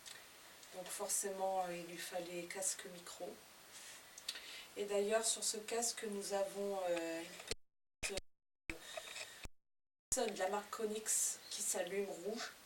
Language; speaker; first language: French; native; French